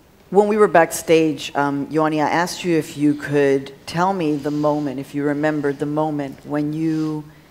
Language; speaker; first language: English; early bilingual, other home language; Spanish